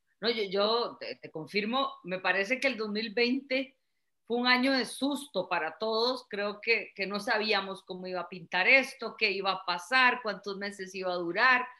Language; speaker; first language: Spanish; native; Spanish